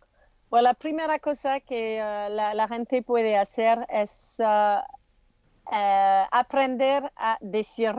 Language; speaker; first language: Spanish; non-native, learner; French